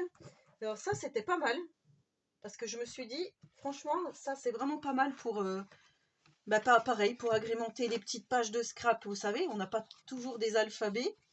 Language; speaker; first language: French; native; French